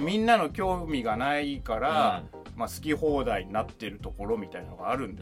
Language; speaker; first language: Japanese; native; Japanese